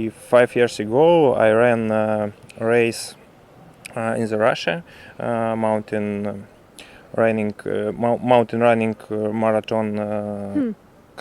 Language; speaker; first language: English; non-native, learner; Russian